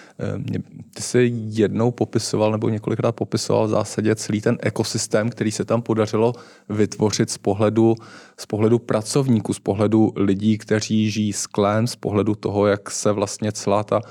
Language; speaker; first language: Czech; native; Czech